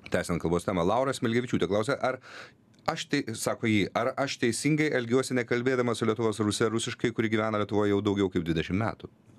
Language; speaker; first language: Lithuanian; native; Lithuanian